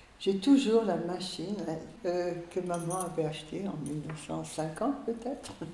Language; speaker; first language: French; early bilingual, other home language; Hungarian